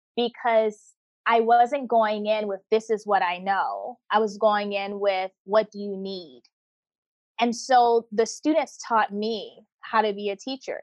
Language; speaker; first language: English; native; English